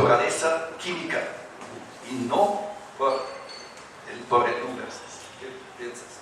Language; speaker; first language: Spanish; non-native, fluent; German